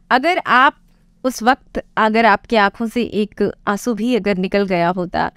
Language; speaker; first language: Hindi; native; Hindi